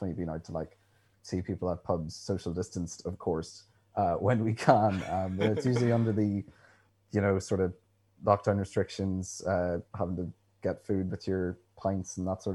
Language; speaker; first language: English; native; English